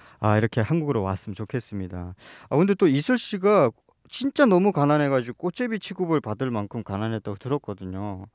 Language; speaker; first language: Korean; native; Korean